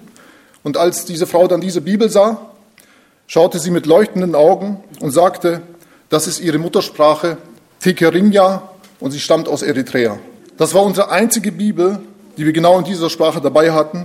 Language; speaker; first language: German; native; German